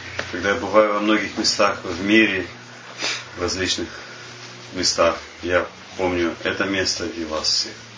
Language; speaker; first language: Russian; native; Russian